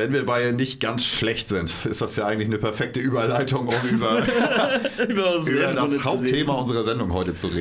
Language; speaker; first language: German; native; German